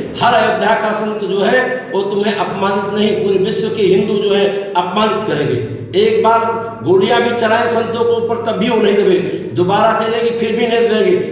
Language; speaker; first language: Hindi; native; Hindi